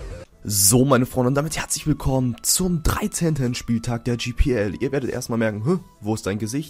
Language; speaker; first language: German; native; German